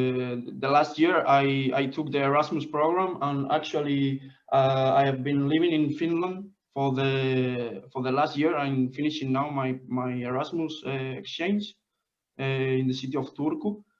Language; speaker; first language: English; non-native, fluent; Spanish